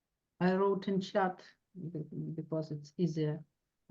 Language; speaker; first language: English; non-native, learner; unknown